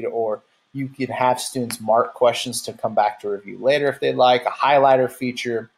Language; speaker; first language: English; native; English